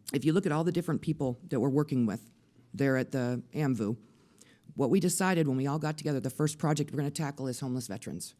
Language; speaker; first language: English; native; English